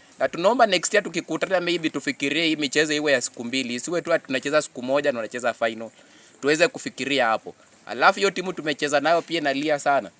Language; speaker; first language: Swahili; non-native, local second language; Luyia